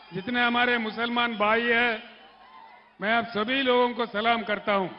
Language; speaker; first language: Hindi; non-native, local second language; Telugu